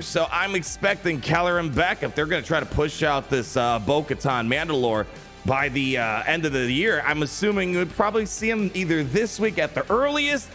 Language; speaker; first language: English; native; English